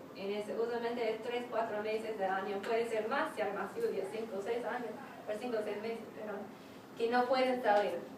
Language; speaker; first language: Spanish; non-native, fluent; English